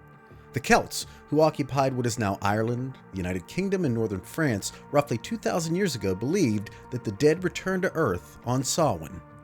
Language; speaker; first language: English; native; English